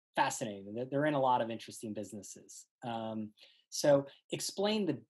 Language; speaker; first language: English; native; English